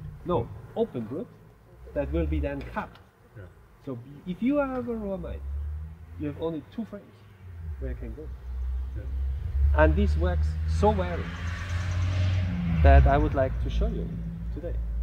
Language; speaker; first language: English; non-native, fluent; German